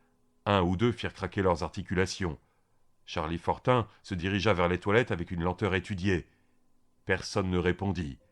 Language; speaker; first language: French; native; French